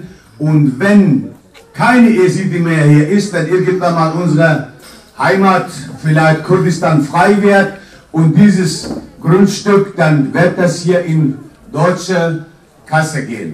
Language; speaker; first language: German; non-native, fluent; Kurdish